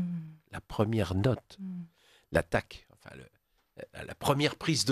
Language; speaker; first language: French; native; French